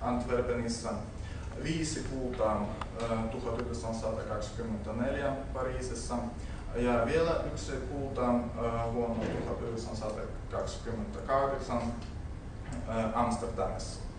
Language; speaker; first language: Finnish; non-native, learner; Russian